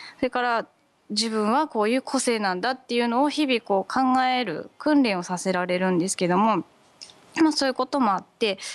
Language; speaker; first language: Japanese; native; Japanese